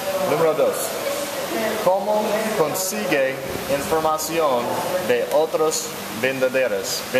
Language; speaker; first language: Spanish; non-native, learner; English